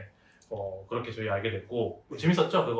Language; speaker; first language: Korean; native; Korean